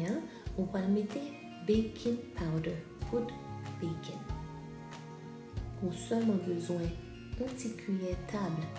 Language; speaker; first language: French; non-native, local second language; Haitian Creole